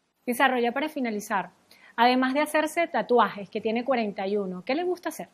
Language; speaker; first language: Spanish; native; Spanish